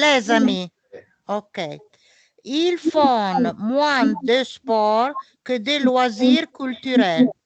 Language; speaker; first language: French; non-native, learner; Italian